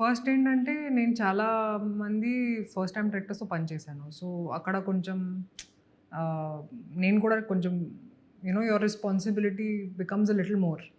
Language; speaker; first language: Telugu; non-native, local second language; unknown